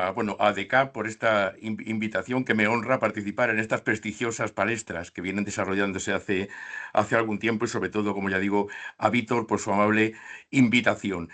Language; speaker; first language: Spanish; native; Spanish